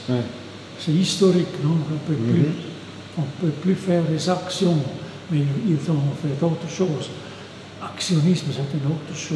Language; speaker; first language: French; non-native, local second language; German